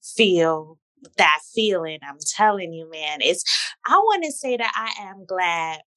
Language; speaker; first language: English; native; English